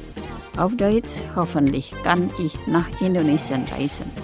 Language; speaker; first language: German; non-native, fluent; Indonesian